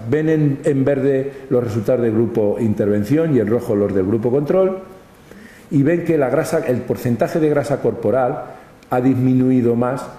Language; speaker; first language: Spanish; native; Spanish